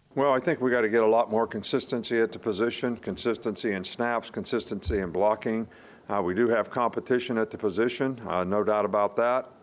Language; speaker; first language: English; native; English